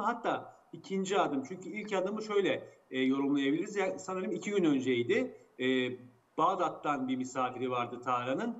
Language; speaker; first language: Turkish; native; Turkish